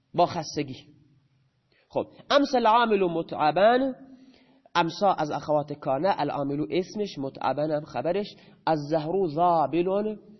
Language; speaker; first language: Persian; non-native, local second language; Baluchi